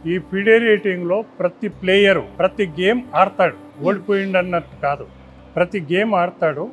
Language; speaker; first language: Telugu; native; Telugu